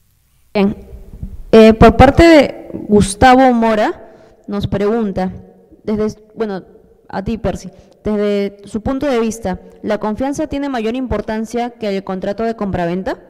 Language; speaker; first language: Spanish; native; Spanish